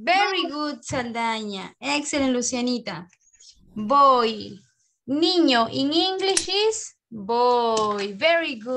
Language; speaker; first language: English; non-native, learner; Spanish